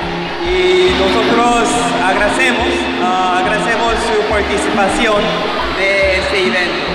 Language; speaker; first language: Spanish; non-native, learner; Korean